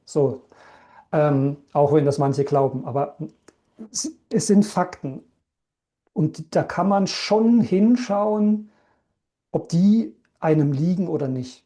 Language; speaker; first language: German; native; German